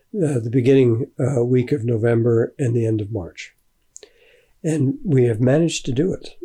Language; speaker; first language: English; native; English